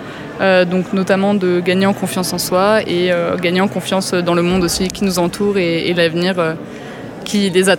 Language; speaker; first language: French; native; French